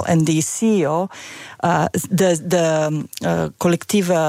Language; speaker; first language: Dutch; non-native, fluent; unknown